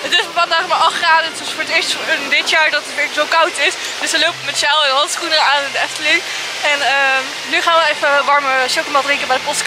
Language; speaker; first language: Dutch; native; Dutch